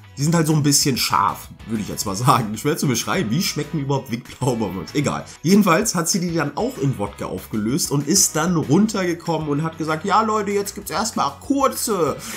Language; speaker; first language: German; early bilingual, heritage; German